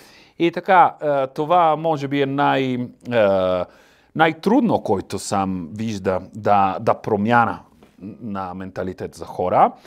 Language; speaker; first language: Bulgarian; non-native, learner; Italian